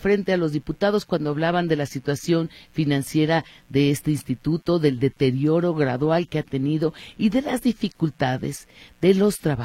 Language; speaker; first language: Spanish; native; Spanish